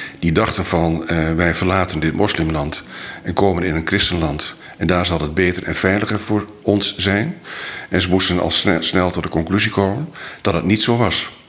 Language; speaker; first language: Dutch; native; Dutch